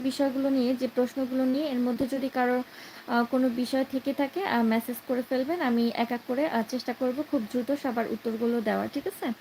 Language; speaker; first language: Bangla; native; Bangla